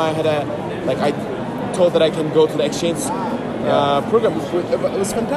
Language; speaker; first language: English; non-native, fluent; Turkish